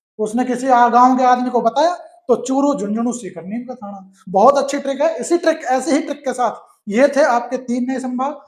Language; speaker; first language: Hindi; native; Hindi